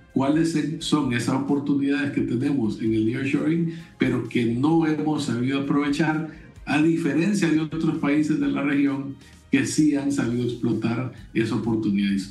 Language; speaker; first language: Spanish; native; Spanish